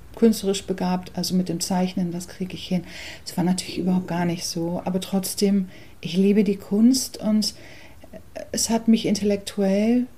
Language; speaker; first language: German; early bilingual, other home language; English